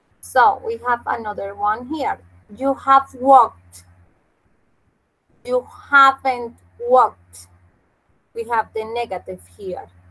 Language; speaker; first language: English; non-native, fluent; Spanish